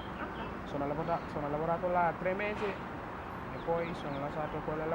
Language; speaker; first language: Italian; non-native, learner; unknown